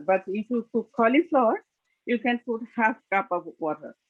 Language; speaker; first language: English; non-native, fluent; Bangla